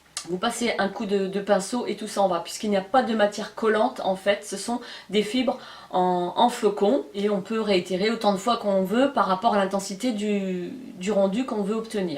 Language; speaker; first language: French; native; French